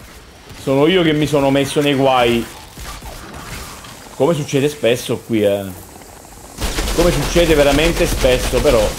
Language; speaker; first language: Italian; native; Italian